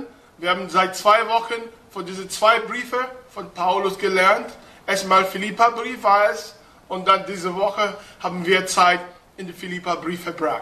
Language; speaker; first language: German; non-native, fluent; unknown